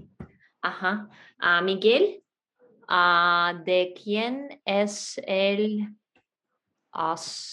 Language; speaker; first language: Spanish; non-native, learner; Russian